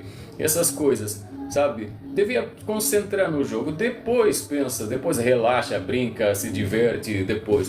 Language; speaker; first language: Portuguese; non-native, local second language; Arabic